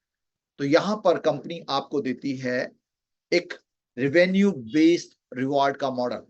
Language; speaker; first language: Hindi; native; Hindi